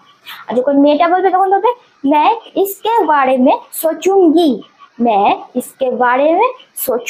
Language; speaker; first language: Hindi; non-native, fluent; Bangla